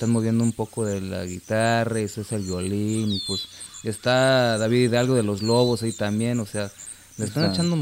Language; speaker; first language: Spanish; early bilingual, heritage; Spanish